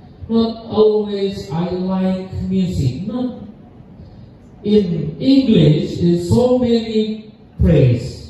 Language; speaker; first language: English; non-native, learner; Indonesian